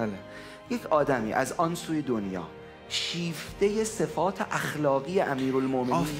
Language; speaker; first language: Persian; native; Persian